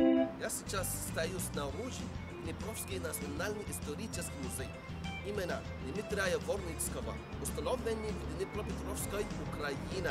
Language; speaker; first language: Russian; non-native, learner; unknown